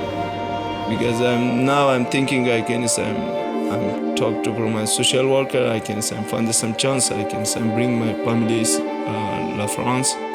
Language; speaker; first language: English; non-native, learner; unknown